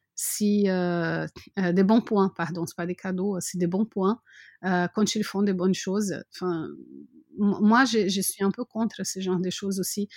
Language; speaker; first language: French; non-native, fluent; Portuguese